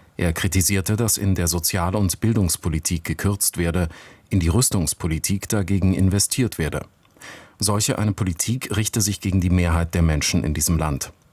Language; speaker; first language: German; native; German